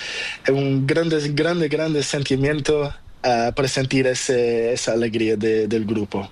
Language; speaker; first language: Spanish; non-native, learner; Portuguese